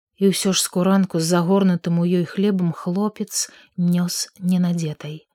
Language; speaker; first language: Belarusian; native; Belarusian